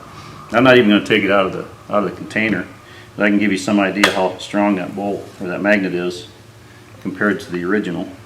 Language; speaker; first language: English; native; English